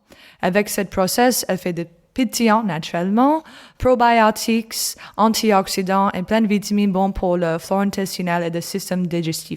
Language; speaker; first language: French; non-native, learner; English